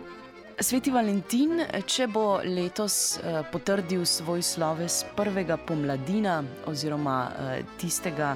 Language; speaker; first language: Slovenian; native; Slovenian